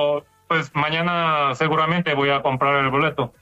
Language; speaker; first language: Spanish; non-native, fluent; Korean